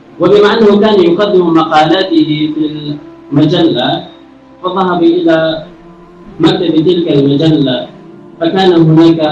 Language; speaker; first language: Arabic; non-native, fluent; Urdu